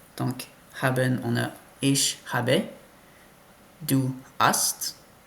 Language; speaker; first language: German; non-native, learner; French